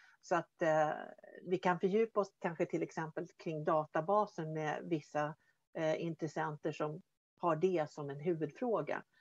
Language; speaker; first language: Swedish; native; Swedish